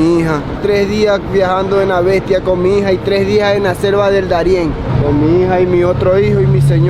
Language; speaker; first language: Spanish; native; Spanish